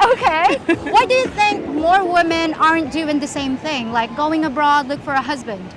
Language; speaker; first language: English; native; English